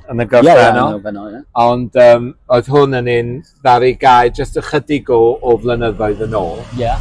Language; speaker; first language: Welsh; native; Welsh